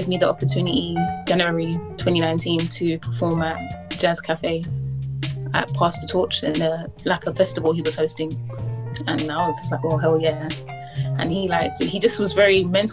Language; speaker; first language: English; native; English